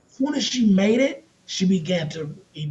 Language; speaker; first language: English; native; English